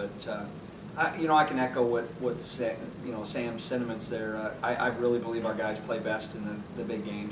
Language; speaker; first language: English; native; English